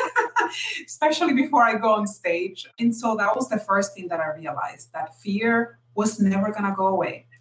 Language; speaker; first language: English; non-native, fluent; Spanish